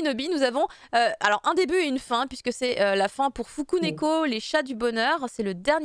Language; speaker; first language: French; native; French